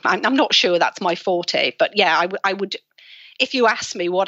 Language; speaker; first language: English; native; English